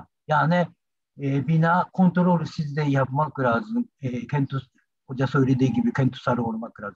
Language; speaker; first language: Turkish; non-native, learner; Japanese